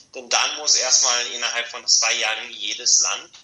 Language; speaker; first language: German; non-native, fluent; Bulgarian